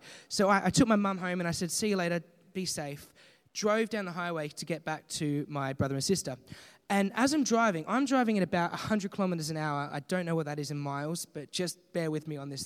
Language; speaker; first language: English; native; English